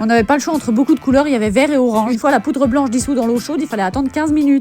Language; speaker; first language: French; native; French